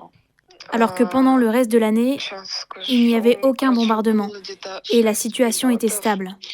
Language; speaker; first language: French; early bilingual, other home language; Ukrainian